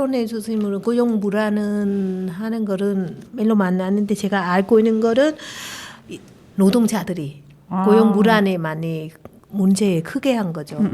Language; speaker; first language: Korean; non-native, learner; Vietnamese